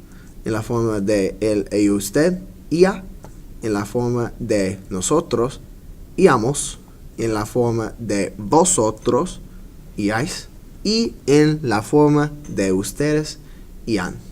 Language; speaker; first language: Spanish; non-native, fluent; English